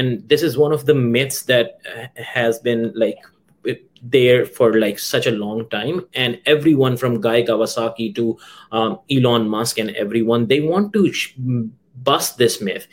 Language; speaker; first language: English; non-native, local second language; Urdu